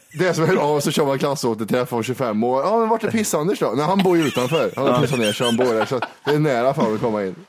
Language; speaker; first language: Swedish; native; Swedish